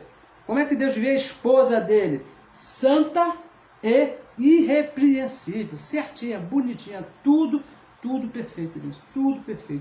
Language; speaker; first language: Portuguese; native; Portuguese